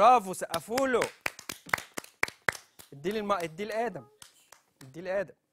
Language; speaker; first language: Arabic; native; Arabic